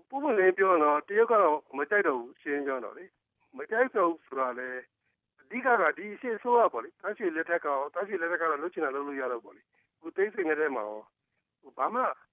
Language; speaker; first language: Burmese; native; Burmese